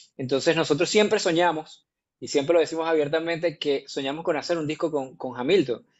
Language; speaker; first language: Spanish; native; Spanish